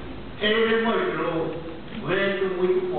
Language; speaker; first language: Portuguese; non-native, local second language; Kayapó